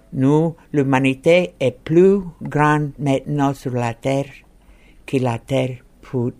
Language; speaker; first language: French; non-native, learner; English